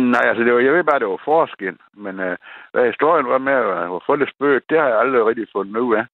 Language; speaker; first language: Danish; native; Danish